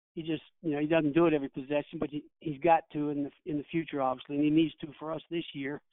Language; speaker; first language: English; native; English